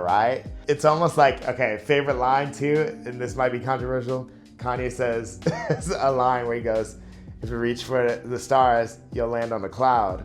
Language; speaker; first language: English; native; English